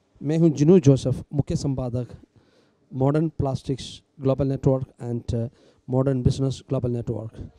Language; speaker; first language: Hindi; non-native, local second language; Malayalam